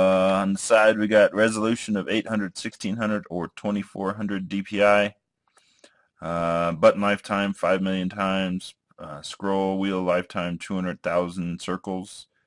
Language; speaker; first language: English; native; English